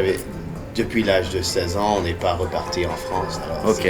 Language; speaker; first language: French; early bilingual, heritage; English